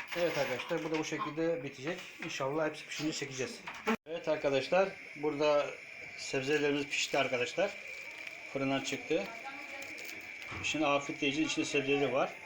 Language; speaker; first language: Turkish; native; Turkish